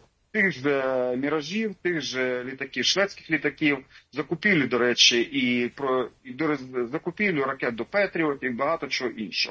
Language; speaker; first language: Ukrainian; native; Ukrainian